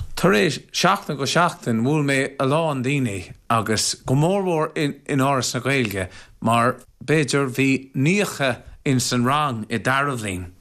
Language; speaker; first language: Irish; non-native, local second language; English